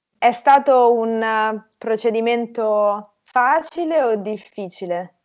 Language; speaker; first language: Italian; native; Italian